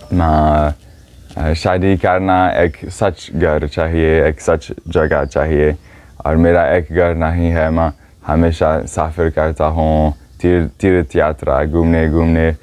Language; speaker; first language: Hindi; non-native, learner; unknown